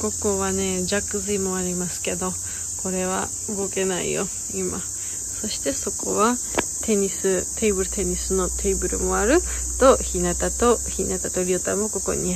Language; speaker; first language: Japanese; non-native, learner; Georgian